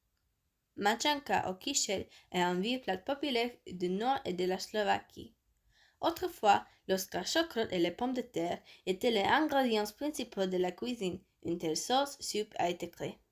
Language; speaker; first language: French; non-native, learner; Slovak